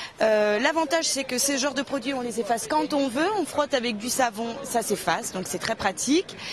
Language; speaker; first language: French; native; French